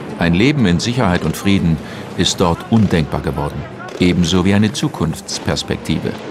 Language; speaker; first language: German; native; German